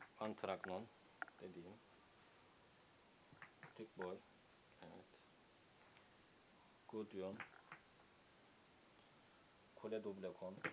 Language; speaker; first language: Turkish; native; Turkish